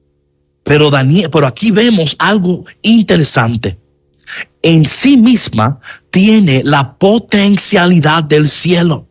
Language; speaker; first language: Spanish; native; Spanish